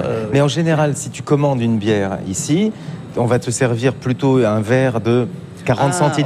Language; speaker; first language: French; native; French